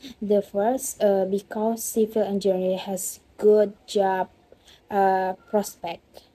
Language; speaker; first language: English; non-native, learner; Indonesian